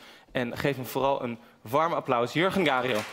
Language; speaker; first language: Dutch; native; Dutch